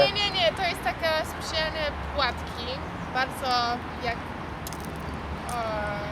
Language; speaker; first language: Polish; non-native, learner; Afrikaans